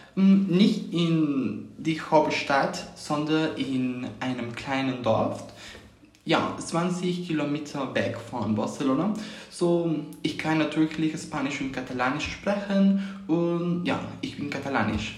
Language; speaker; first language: German; non-native, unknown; Spanish